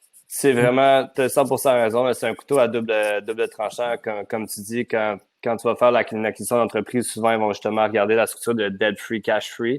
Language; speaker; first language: French; native; French